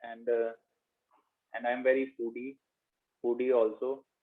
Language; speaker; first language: English; non-native, learner; Hindi